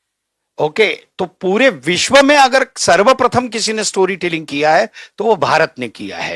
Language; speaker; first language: Hindi; native; Hindi